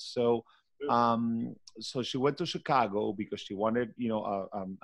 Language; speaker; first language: English; non-native, fluent; Spanish